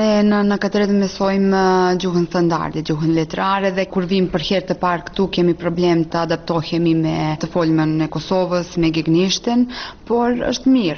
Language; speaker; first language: Albanian; non-native, fluent; Serbian